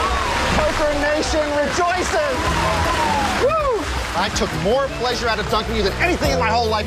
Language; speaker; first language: English; native; English